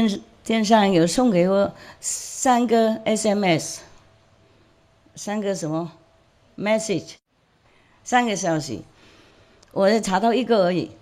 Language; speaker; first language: Chinese; non-native, fluent; Vietnamese